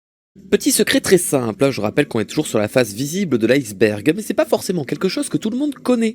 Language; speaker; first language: French; native; French